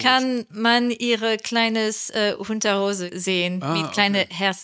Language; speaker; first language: German; non-native, learner; French